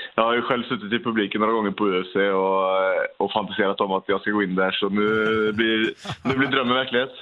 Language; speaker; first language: Swedish; native; Swedish